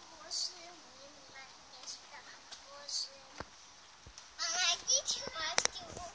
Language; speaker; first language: Russian; early bilingual, heritage; Russian